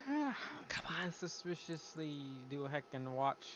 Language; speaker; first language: English; native; English